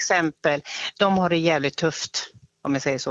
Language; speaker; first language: Swedish; native; Swedish